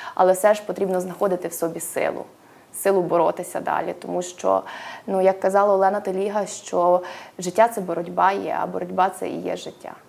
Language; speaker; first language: Ukrainian; native; Ukrainian